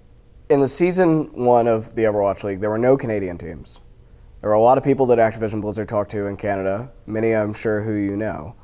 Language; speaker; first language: English; native; English